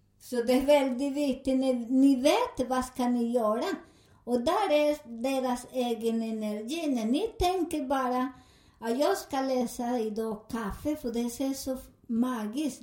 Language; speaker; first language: Swedish; non-native, learner; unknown